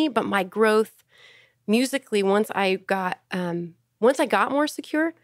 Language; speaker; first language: English; native; English